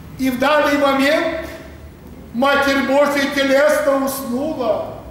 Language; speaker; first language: Russian; non-native, local second language; Ukrainian